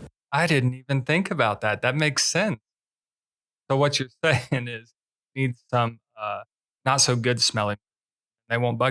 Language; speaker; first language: English; native; English